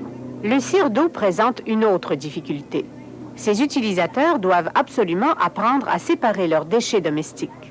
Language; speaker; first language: French; native; French